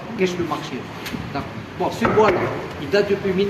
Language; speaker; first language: French; non-native, local second language; Arabic